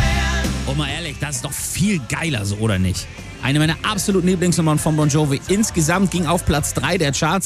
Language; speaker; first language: German; native; German